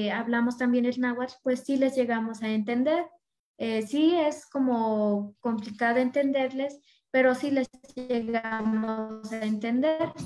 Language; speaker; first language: Spanish; non-native, local second language; Nahuatl languages